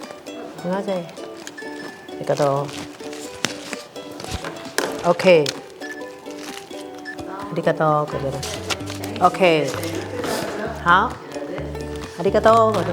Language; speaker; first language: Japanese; non-native, learner; Chinese